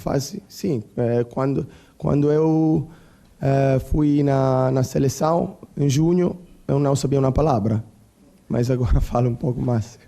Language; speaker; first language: Portuguese; non-native, learner; Italian